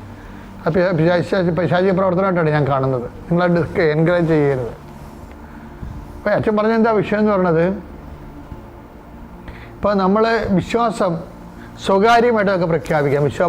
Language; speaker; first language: Malayalam; native; Malayalam